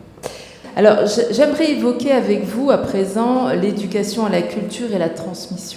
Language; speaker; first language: French; native; French